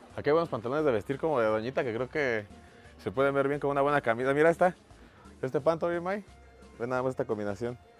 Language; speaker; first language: Spanish; native; Spanish